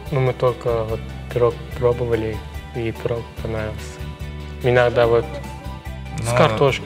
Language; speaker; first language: Russian; non-native, learner; Turkmen